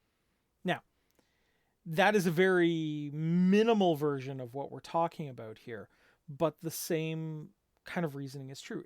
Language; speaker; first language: English; native; English